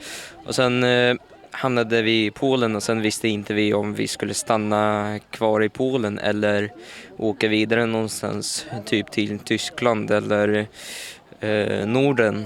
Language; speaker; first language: Swedish; early bilingual, other home language; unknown